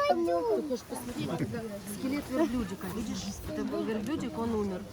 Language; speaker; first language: Russian; native; Russian